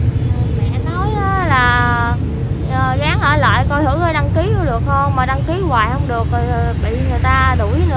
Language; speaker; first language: Vietnamese; native; Vietnamese